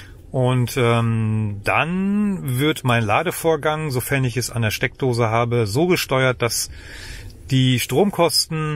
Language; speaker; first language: German; native; German